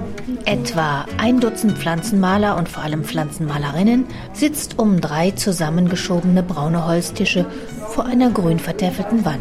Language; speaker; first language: German; native; German